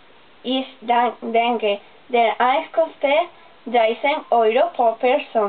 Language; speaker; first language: German; non-native, learner; Spanish